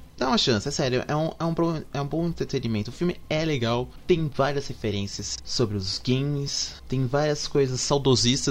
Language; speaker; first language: Portuguese; native; Portuguese